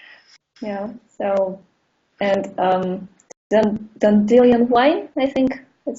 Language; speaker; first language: English; non-native, fluent; Russian